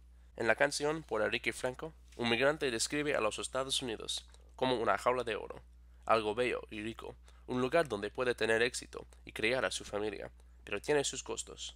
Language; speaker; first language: Spanish; non-native, fluent; English